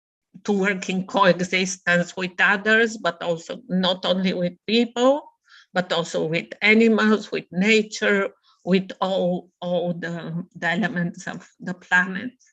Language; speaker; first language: English; non-native, fluent; Bulgarian